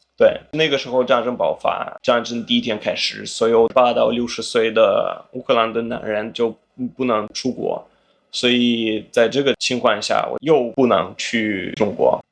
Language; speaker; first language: Chinese; non-native, fluent; Ukrainian